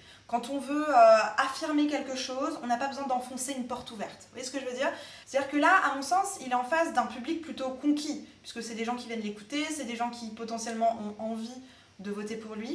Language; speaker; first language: French; native; French